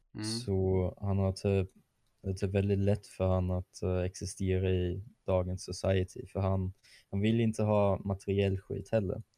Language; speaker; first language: Swedish; non-native, fluent; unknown